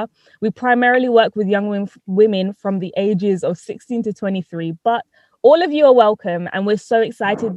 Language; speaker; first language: English; native; English